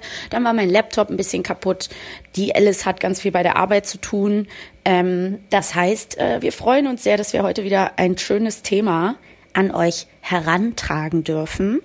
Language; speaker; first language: German; native; German